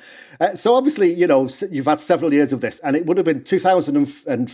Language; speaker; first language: English; native; English